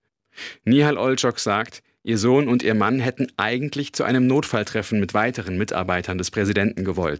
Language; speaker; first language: German; native; German